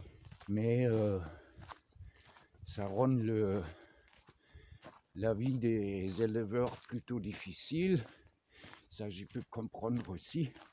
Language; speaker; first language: French; non-native, fluent; German